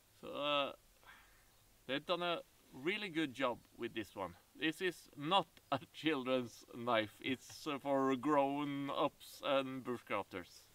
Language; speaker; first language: English; non-native, fluent; Norwegian